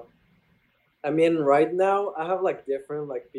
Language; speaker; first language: English; non-native, fluent; Arabic